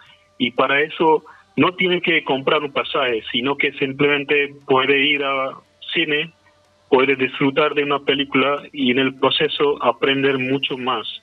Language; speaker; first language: Spanish; non-native, fluent; Hindi